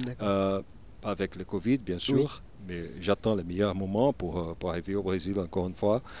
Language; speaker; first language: French; non-native, learner; Portuguese